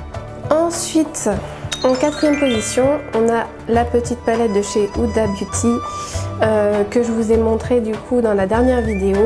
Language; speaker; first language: French; native; French